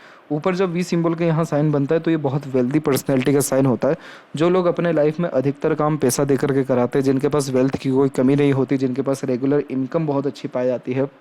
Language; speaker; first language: Hindi; native; Hindi